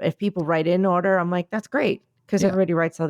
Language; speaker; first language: English; native; English